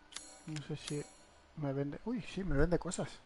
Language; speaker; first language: Spanish; native; Spanish